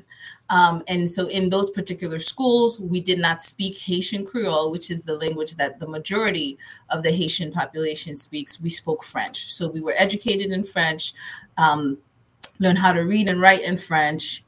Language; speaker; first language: English; early bilingual, other home language; Haitian Creole